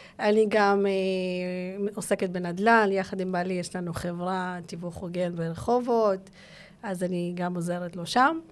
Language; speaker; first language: Hebrew; non-native, fluent; Russian